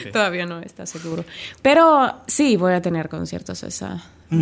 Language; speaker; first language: Spanish; non-native, learner; Finnish